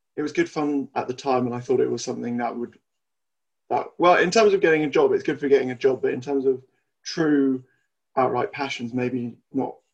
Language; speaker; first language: English; native; English